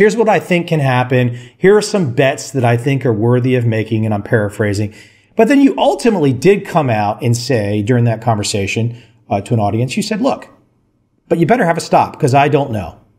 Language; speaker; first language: English; native; English